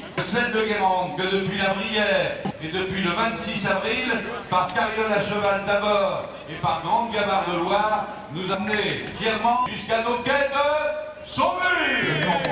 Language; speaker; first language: French; native; French